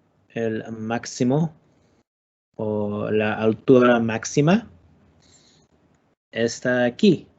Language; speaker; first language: Spanish; non-native, learner; English